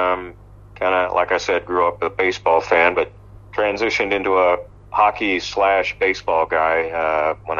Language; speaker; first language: English; native; English